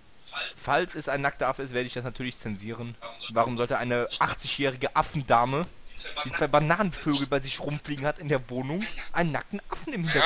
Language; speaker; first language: German; native; German